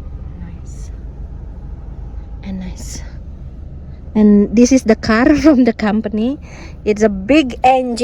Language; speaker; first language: English; non-native, fluent; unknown